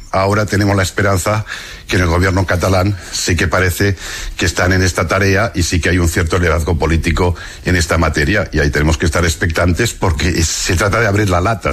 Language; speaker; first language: Spanish; non-native, local second language; Catalan